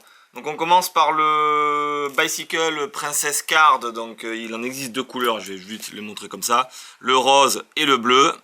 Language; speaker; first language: French; native; French